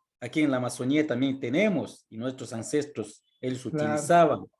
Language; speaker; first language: Spanish; non-native, local second language; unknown